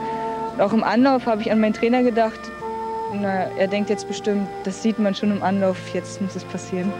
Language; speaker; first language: German; native; German